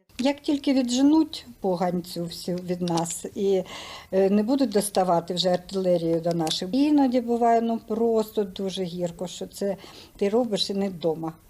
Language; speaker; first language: Ukrainian; non-native, local second language; Russian